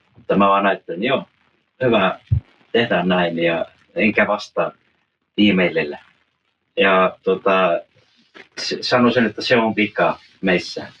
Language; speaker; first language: Finnish; early bilingual, heritage; Finnish